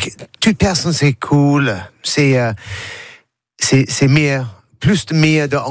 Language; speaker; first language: French; non-native, learner; English